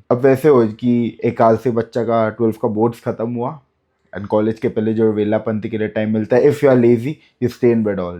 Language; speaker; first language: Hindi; non-native, local second language; Bangla